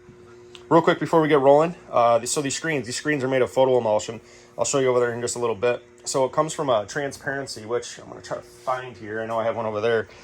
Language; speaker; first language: English; native; English